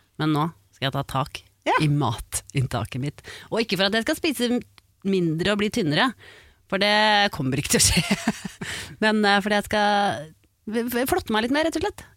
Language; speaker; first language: Norwegian; native; Norwegian